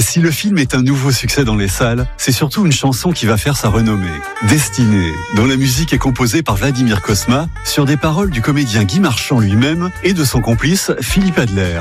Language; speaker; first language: French; native; French